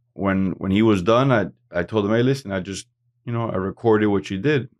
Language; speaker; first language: English; native; English